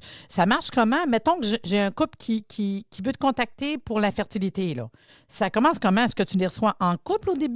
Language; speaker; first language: French; native; French